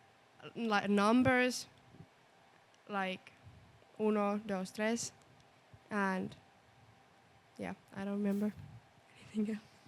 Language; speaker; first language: English; non-native, fluent; Finnish